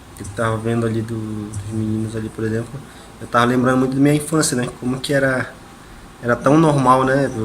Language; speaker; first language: Portuguese; non-native, local second language; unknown